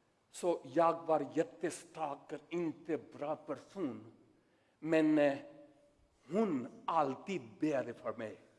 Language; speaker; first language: Swedish; non-native, learner; Urdu